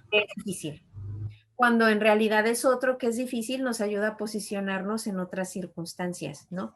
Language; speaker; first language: Spanish; native; Spanish